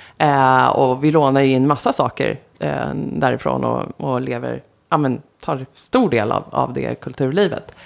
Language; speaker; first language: Swedish; native; Swedish